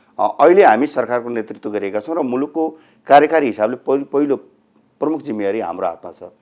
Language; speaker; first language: Nepali; native; Nepali